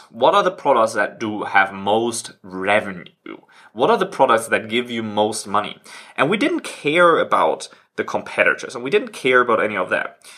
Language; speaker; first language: English; non-native, fluent; German